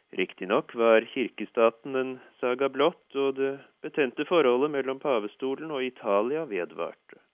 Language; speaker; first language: Norwegian; native; Norwegian